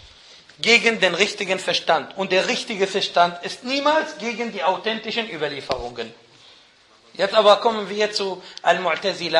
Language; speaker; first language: German; non-native, fluent; Arabic